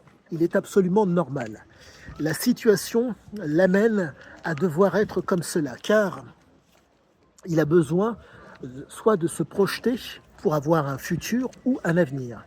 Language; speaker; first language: French; native; French